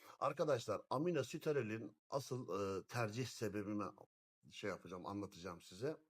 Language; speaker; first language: Turkish; native; Turkish